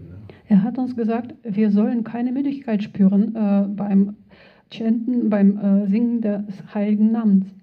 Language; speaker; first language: German; non-native, fluent; Russian